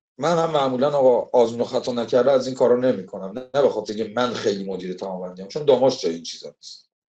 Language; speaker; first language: Persian; native; Persian